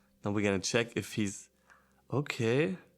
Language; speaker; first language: English; non-native, fluent; German